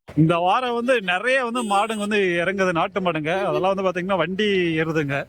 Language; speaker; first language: Tamil; native; Tamil